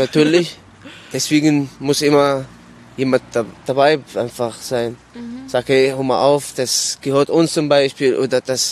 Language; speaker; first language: German; non-native, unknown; Arabic